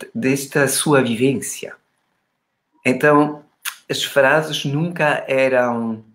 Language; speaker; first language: Portuguese; non-native, fluent; German